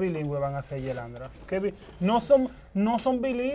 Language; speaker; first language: Spanish; native; Spanish